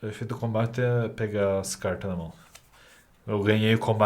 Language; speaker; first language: Portuguese; native; Portuguese